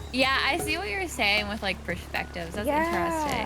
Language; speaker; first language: English; native; English